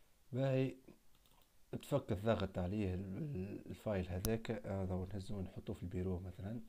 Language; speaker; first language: Arabic; native; Arabic